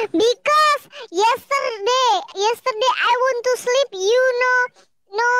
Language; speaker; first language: English; non-native, learner; Indonesian